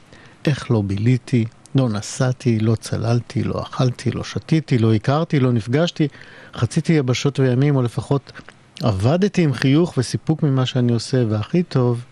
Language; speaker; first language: Hebrew; native; Hebrew